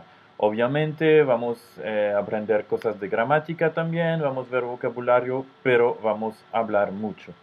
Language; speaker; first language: Spanish; non-native, fluent; French